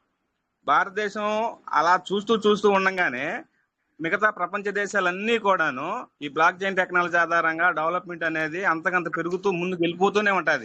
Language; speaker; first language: Telugu; native; Telugu